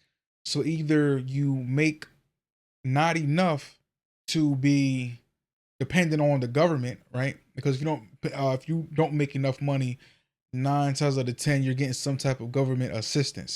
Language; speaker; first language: English; native; English